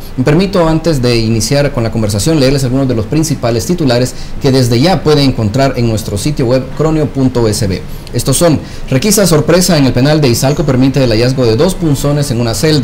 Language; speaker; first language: Spanish; native; Spanish